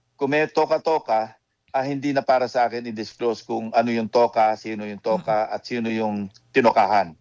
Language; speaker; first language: Filipino; native; Filipino